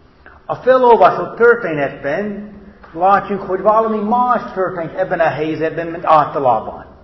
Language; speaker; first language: Hungarian; non-native, fluent; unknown